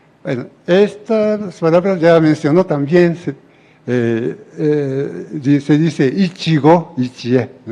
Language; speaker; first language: Spanish; non-native, fluent; Japanese